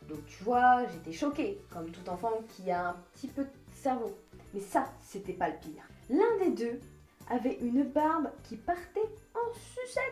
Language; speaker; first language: French; native; French